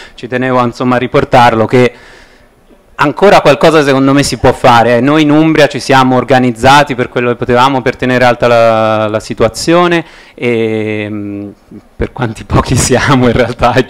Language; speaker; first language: Italian; native; Italian